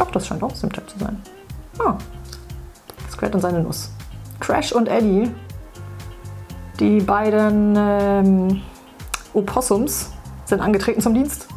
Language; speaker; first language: German; native; German